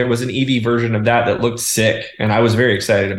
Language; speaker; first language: English; native; English